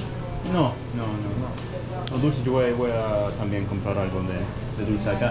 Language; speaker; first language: Spanish; non-native, fluent; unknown